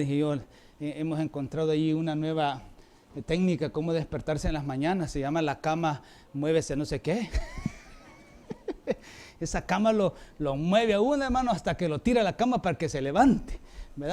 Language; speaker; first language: Spanish; native; Spanish